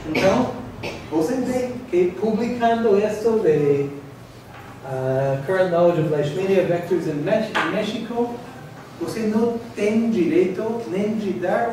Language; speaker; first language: Portuguese; non-native, learner; English